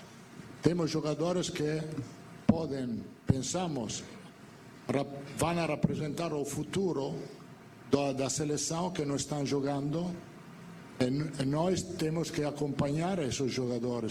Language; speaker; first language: Portuguese; non-native, fluent; Italian